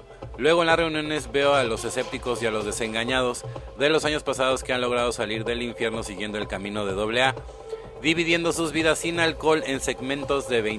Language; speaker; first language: Spanish; native; Spanish